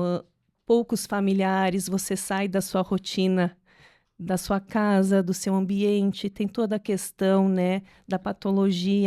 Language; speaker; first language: Portuguese; native; Portuguese